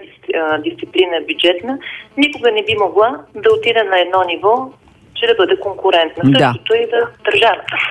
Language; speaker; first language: Bulgarian; native; Bulgarian